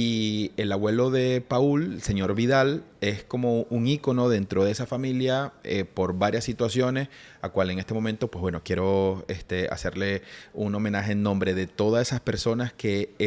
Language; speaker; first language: Spanish; native; Spanish